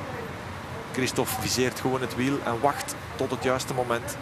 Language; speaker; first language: Dutch; native; Dutch